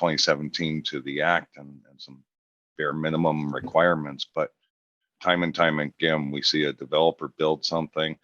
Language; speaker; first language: English; native; English